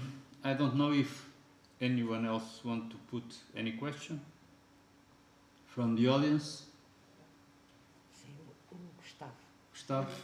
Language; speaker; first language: English; non-native, fluent; Portuguese